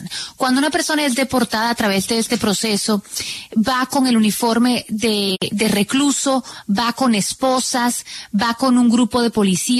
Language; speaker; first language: Spanish; native; Spanish